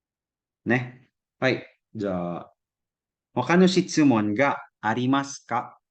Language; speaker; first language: Japanese; non-native, fluent; Cebuano